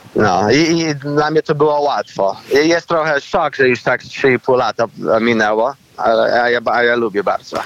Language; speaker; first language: Polish; early bilingual, heritage; Polish